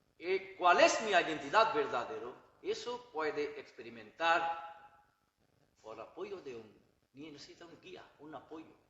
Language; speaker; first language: Spanish; non-native, learner; Bangla